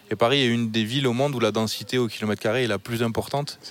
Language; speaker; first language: French; native; French